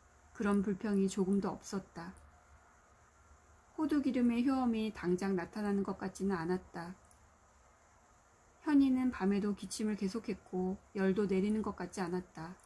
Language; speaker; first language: Korean; native; Korean